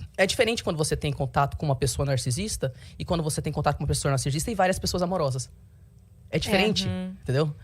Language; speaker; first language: Portuguese; early bilingual, heritage; Portuguese